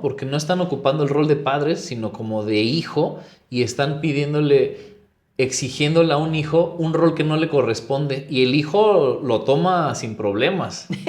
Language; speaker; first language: Spanish; native; Spanish